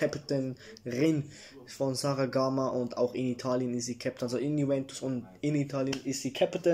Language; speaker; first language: German; early bilingual, other home language; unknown